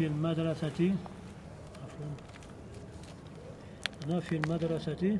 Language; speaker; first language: Arabic; non-native, learner; French